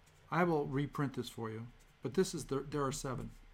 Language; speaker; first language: English; native; English